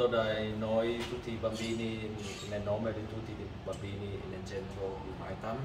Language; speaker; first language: Italian; non-native, fluent; Vietnamese